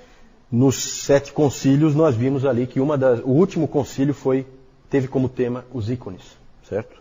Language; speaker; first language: Portuguese; native; Portuguese